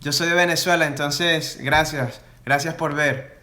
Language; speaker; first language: Spanish; early bilingual, other home language; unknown